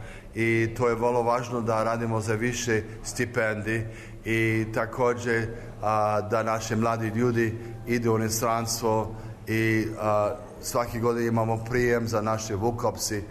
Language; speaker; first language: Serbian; early bilingual, heritage; English